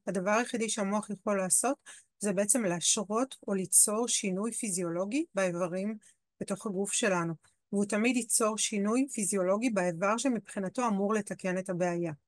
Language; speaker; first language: Hebrew; native; Hebrew